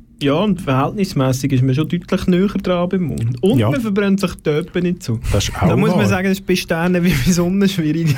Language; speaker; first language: German; native; German